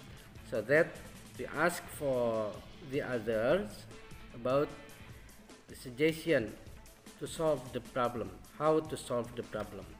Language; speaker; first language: English; non-native, fluent; Indonesian